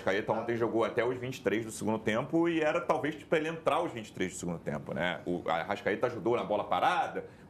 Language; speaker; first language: Portuguese; native; Portuguese